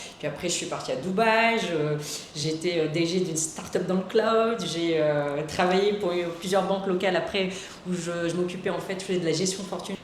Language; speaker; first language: French; native; French